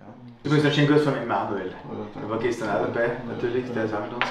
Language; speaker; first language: German; native; German